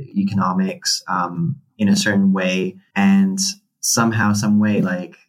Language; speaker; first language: English; non-native, local second language; Cantonese